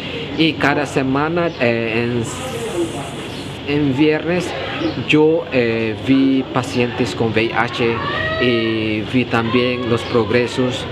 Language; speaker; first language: Spanish; non-native, fluent; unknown